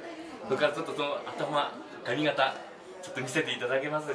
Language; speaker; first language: Japanese; native; Japanese